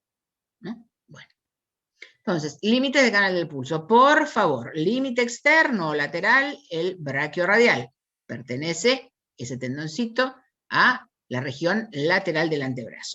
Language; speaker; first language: Spanish; native; Spanish